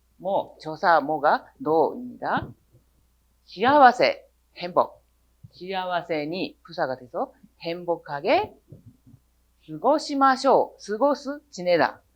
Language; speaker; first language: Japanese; native; Japanese